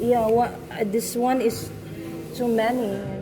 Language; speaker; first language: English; non-native, learner; Filipino